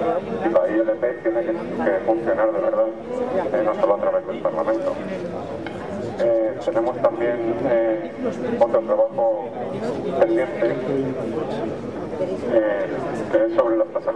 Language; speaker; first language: Spanish; native; Spanish